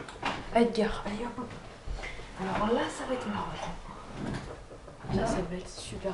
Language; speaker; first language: French; native; French